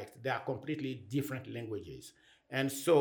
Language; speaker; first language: English; non-native, fluent; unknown